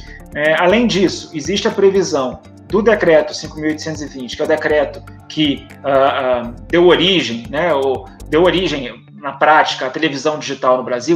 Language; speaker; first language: Portuguese; native; Portuguese